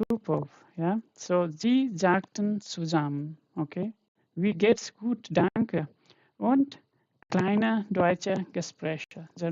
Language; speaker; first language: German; non-native, fluent; Hindi